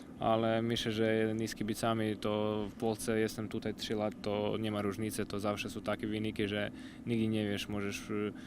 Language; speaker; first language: Polish; non-native, learner; Croatian